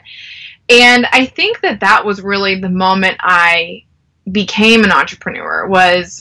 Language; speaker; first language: English; native; English